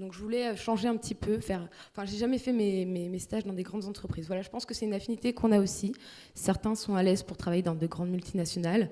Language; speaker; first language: French; native; French